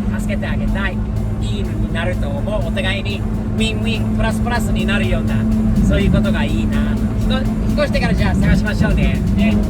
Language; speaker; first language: Japanese; non-native, fluent; English